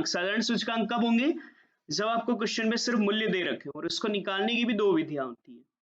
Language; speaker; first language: Hindi; native; Hindi